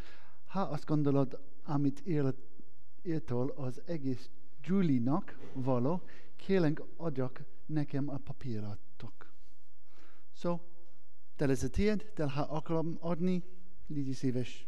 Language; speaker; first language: Hungarian; non-native, learner; English